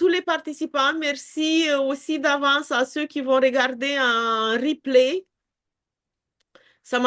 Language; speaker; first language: French; non-native, fluent; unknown